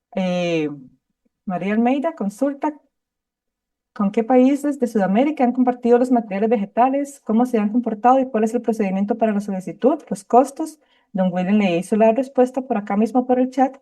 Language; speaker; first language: Spanish; native; Spanish